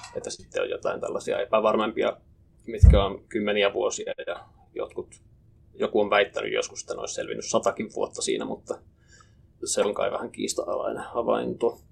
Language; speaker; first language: Finnish; native; Finnish